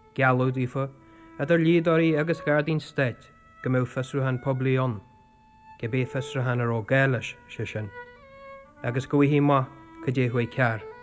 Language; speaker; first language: Irish; native; Irish